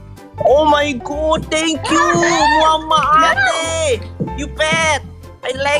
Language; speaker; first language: English; non-native, learner; Indonesian